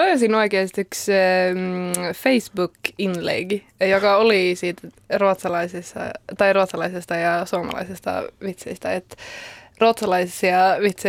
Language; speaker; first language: Finnish; early bilingual, heritage; Finnish